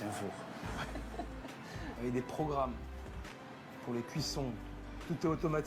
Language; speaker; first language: French; native; French